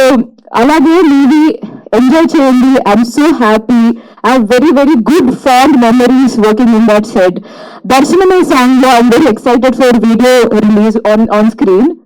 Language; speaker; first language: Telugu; non-native, local second language; Malayalam